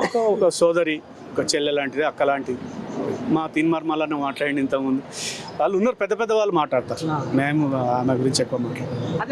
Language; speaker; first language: Telugu; native; Telugu